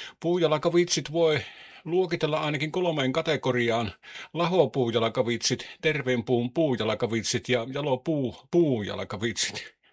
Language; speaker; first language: Finnish; native; Finnish